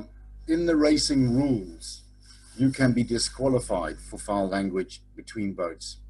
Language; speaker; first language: English; native; English